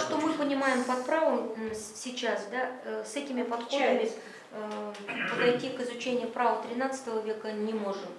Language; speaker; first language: Russian; native; Russian